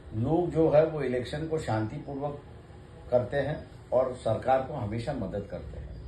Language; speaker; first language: Hindi; non-native, local second language; Marathi